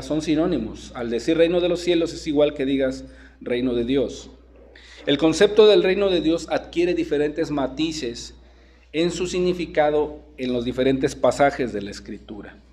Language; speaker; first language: Spanish; native; Spanish